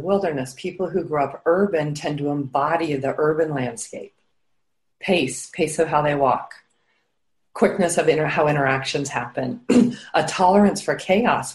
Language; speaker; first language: English; native; English